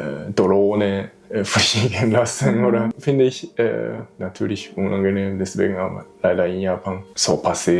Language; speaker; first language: German; non-native, learner; Japanese